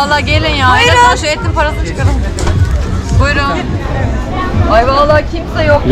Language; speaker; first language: Turkish; native; Turkish